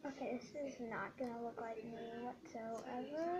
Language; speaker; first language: English; native; English